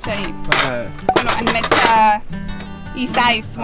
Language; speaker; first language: Japanese; non-native, learner; English